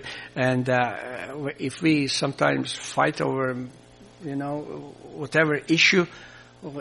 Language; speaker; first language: English; non-native, fluent; Croatian